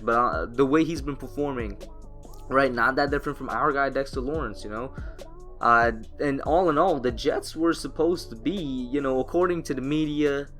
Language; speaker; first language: English; native; English